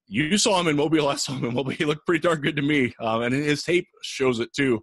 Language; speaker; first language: English; native; English